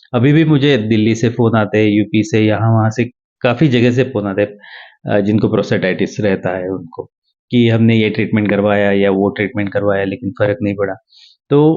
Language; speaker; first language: Hindi; non-native, local second language; Marathi